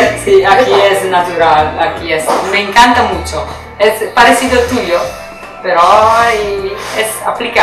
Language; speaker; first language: Spanish; non-native, learner; Italian